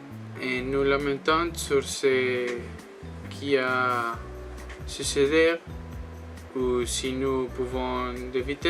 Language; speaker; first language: French; non-native, learner; Spanish